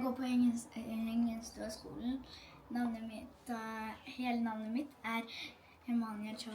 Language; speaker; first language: Norwegian; non-native, learner; Hindi